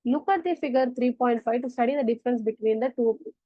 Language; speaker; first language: English; non-native, local second language; Tamil